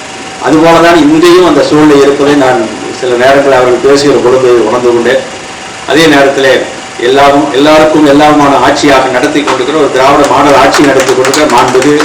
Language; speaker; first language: Tamil; native; Tamil